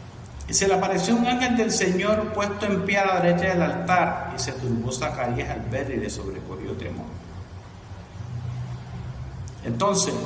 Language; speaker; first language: Spanish; native; Spanish